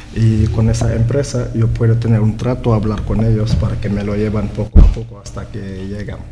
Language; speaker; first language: Spanish; non-native, learner; Wolof